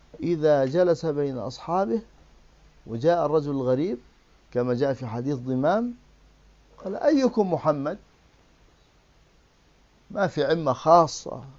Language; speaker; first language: Arabic; native; Arabic